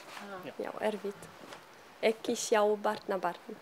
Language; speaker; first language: Icelandic; non-native, learner; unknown